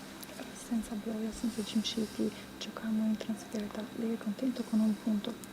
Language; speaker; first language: Italian; non-native, learner; Albanian